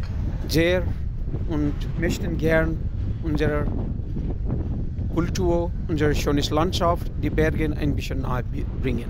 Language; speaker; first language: German; non-native, learner; Nepali